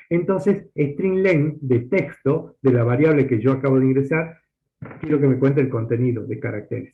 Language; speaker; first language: Spanish; native; Spanish